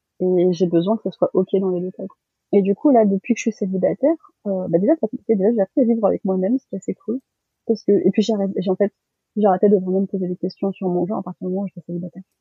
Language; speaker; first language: French; early bilingual, other home language; Malagasy